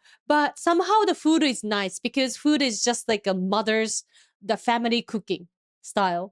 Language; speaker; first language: English; non-native, fluent; Japanese